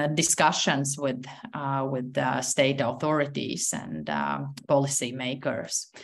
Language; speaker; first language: English; non-native, fluent; Latvian